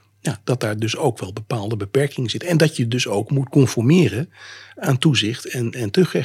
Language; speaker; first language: Dutch; native; Dutch